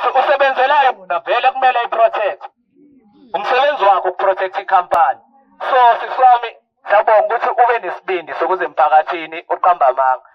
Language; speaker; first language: Zulu; native; Zulu